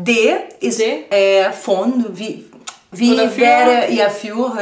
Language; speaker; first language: German; non-native, fluent; Portuguese